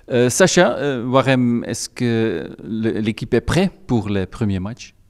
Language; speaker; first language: French; non-native, local second language; Dutch